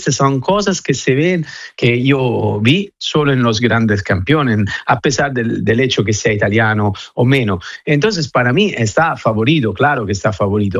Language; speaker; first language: Spanish; non-native, fluent; Italian